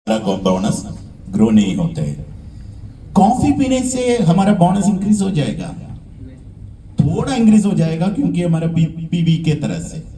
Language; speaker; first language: Hindi; non-native, learner; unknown